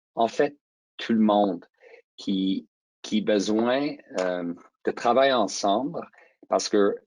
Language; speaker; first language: French; non-native, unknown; English